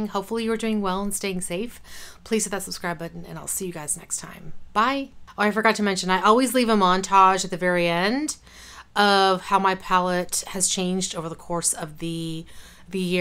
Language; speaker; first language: English; native; English